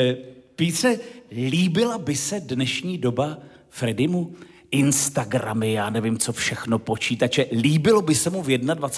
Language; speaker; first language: Czech; native; Czech